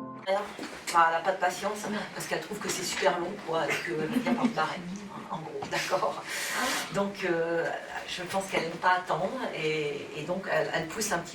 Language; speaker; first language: French; native; French